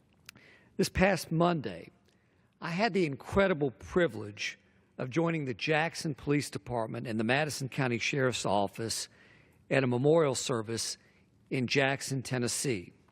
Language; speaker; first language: English; native; English